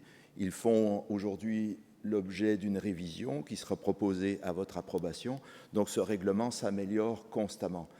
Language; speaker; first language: French; native; French